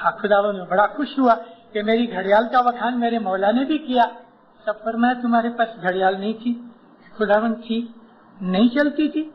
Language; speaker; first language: Urdu; non-native, local second language; Gujarati